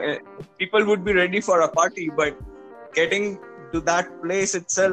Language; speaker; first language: English; non-native, local second language; Telugu